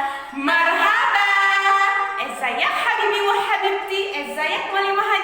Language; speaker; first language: Arabic; non-native, learner; Indonesian